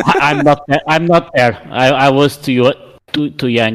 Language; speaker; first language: English; non-native, learner; Portuguese